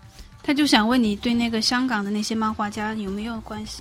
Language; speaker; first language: French; non-native, fluent; Chinese